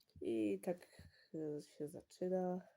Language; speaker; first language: Polish; early bilingual, heritage; Polish